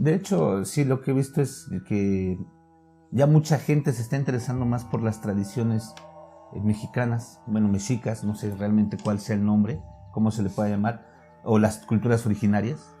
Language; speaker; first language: Spanish; native; Spanish